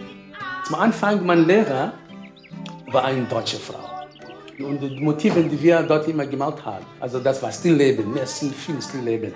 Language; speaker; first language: German; non-native, fluent; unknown